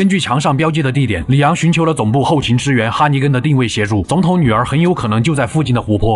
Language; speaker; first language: Chinese; native; Chinese